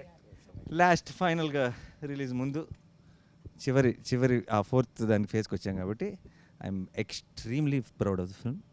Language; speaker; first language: Telugu; native; Telugu